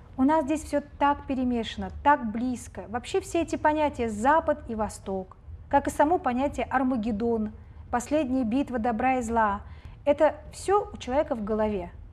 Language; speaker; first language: Russian; native; Russian